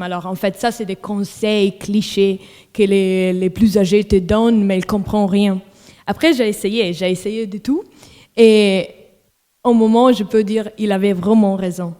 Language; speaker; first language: French; non-native, local second language; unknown